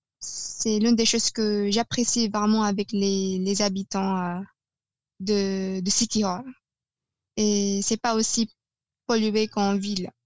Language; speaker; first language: French; non-native, fluent; Filipino